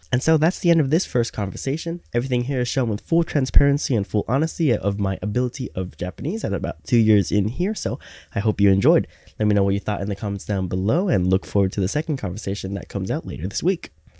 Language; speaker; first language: English; native; English